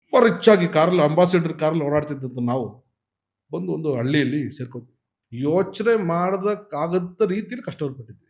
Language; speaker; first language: Kannada; non-native, local second language; Malayalam